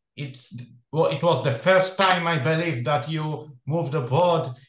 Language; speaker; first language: English; non-native, fluent; Hebrew